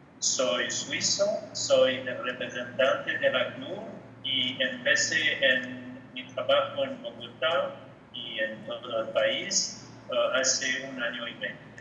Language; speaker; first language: Spanish; non-native, fluent; French